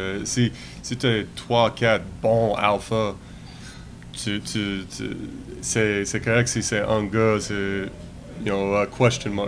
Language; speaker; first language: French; non-native, learner; English